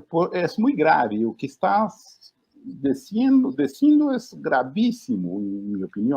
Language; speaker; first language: Spanish; non-native, learner; Portuguese